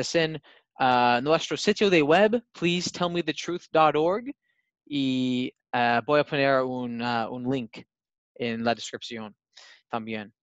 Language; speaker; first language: Spanish; non-native, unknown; English